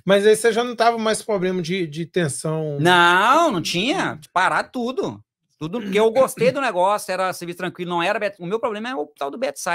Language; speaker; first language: Portuguese; native; Portuguese